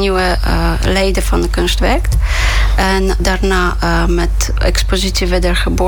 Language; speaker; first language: Dutch; non-native, fluent; Polish